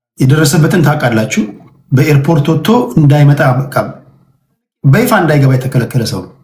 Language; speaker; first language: Amharic; native; Amharic